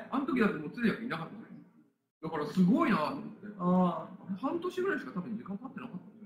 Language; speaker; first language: Japanese; native; Japanese